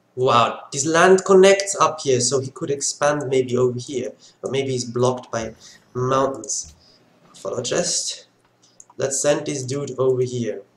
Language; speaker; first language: English; non-native, fluent; Swiss German